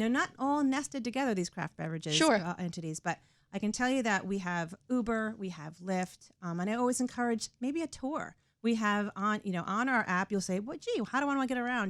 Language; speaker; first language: English; native; English